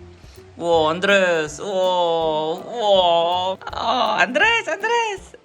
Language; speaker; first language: English; non-native, local second language; Filipino